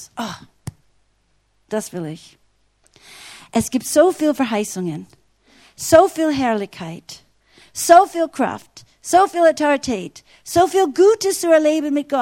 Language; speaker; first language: German; non-native, fluent; English